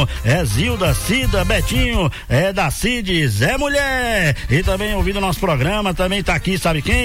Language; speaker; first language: Portuguese; native; Portuguese